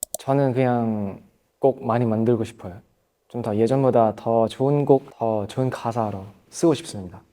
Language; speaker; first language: Korean; non-native, fluent; Thai